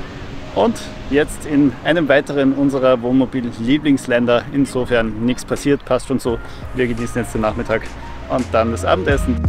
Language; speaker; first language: German; native; German